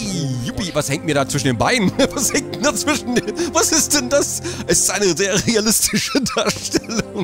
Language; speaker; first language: German; native; German